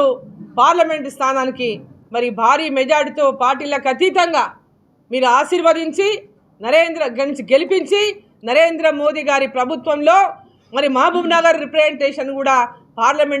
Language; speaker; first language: Telugu; native; Telugu